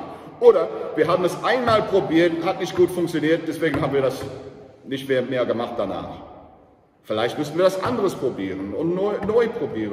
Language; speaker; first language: German; non-native, learner; English